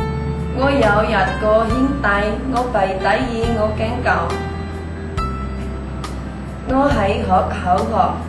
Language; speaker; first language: Cantonese; non-native, learner; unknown